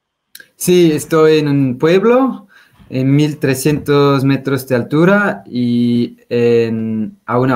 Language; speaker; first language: Spanish; non-native, fluent; Swiss German